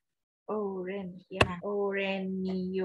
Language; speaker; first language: Turkish; non-native, learner; Indonesian